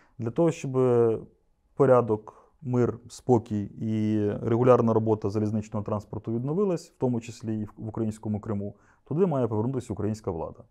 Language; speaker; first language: Ukrainian; native; Ukrainian